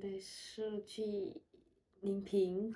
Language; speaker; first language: Chinese; non-native, learner; Vietnamese